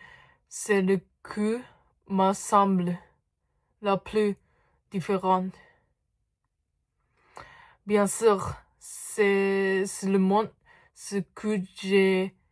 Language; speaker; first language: French; non-native, learner; Japanese